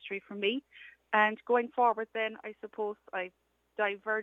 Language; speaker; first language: English; native; English